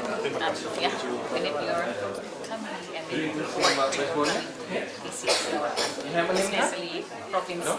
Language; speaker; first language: English; non-native, learner; Indonesian